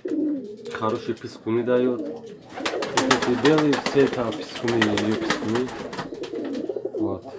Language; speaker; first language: Russian; non-native, local second language; Tajik